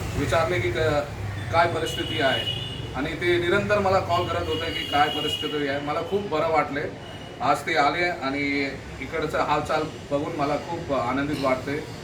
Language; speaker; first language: Marathi; non-native, local second language; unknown